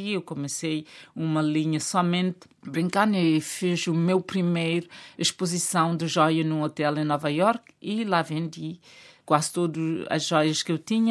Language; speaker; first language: Portuguese; non-native, local second language; Kabuverdianu